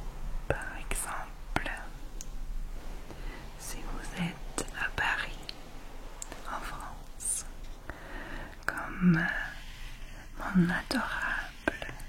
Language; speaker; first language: French; non-native, fluent; English